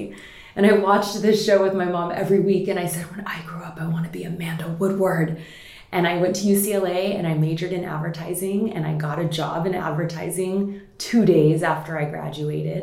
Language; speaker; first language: English; native; English